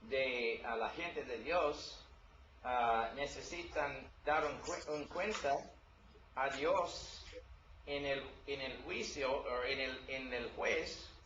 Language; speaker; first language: Spanish; non-native, learner; English